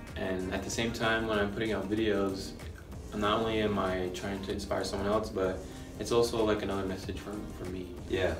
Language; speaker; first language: English; native; English